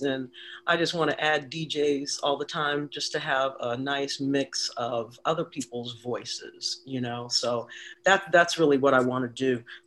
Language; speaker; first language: English; native; English